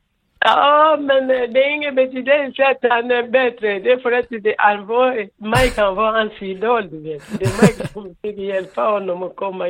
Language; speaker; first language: Swedish; non-native, learner; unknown